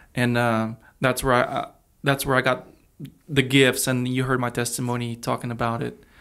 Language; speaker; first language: English; early bilingual, other home language; Russian